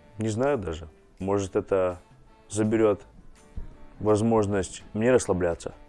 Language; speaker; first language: Russian; non-native, fluent; English